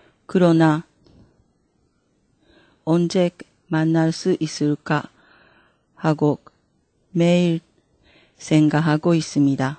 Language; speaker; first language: Korean; non-native, fluent; Japanese